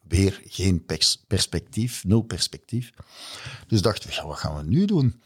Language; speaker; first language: Dutch; native; Dutch